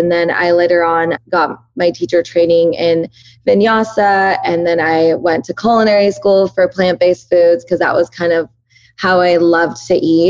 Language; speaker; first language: English; early bilingual, other home language; Persian